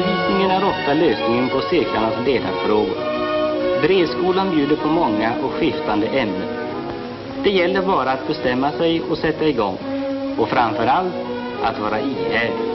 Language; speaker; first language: Swedish; native; Swedish